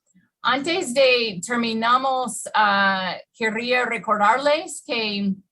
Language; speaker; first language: Spanish; non-native, fluent; English